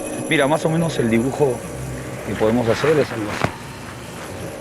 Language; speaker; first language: Spanish; native; Spanish